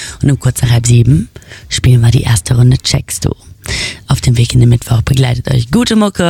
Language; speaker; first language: German; native; German